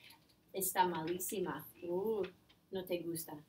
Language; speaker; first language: Spanish; non-native, fluent; English